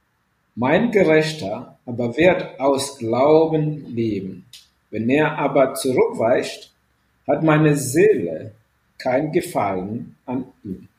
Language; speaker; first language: German; non-native, fluent; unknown